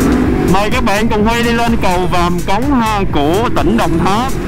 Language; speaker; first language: Vietnamese; native; Vietnamese